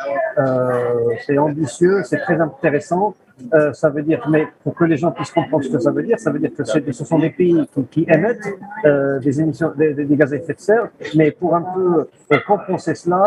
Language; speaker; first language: French; non-native, local second language; Arabic